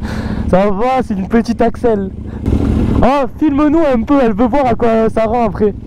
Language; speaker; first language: French; native; French